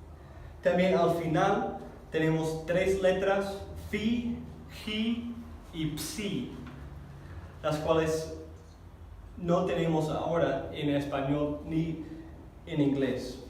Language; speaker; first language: Spanish; non-native, fluent; English